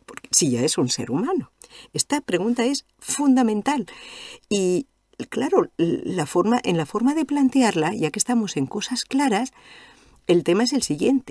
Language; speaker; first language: Spanish; native; Spanish